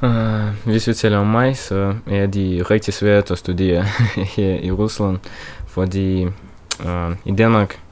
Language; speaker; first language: Norwegian; non-native, learner; Russian